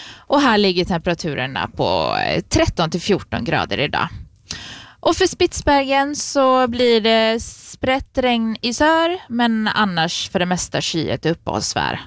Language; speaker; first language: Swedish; native; Swedish